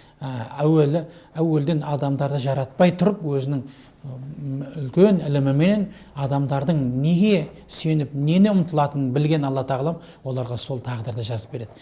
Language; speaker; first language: Kazakh; native; Kazakh